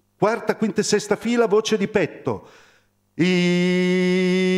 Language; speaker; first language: Italian; native; Italian